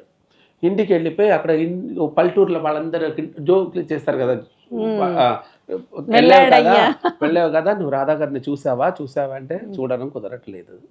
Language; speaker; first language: Telugu; non-native, local second language; Tamil